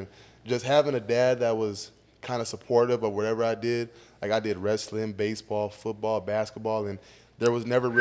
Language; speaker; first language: English; native; English